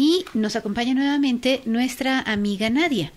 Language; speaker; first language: Spanish; native; Spanish